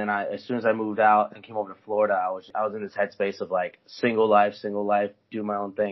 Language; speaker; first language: English; native; English